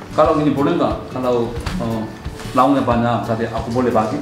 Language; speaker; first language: Indonesian; non-native, learner; Korean